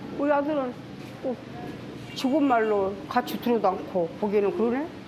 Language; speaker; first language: Korean; native; Korean